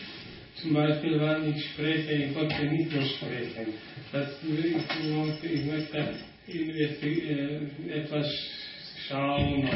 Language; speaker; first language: German; non-native, learner; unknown